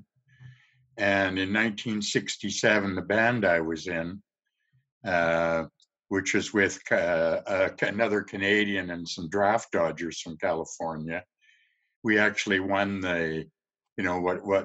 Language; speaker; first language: English; native; English